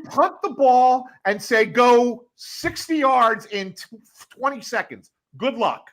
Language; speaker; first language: English; native; English